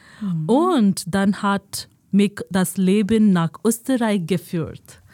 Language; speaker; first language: German; non-native, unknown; Hindi